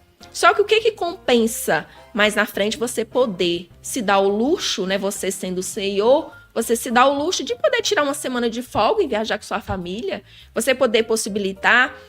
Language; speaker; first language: Portuguese; native; Portuguese